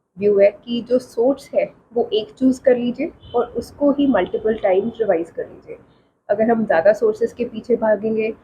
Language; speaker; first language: Hindi; non-native, local second language; Punjabi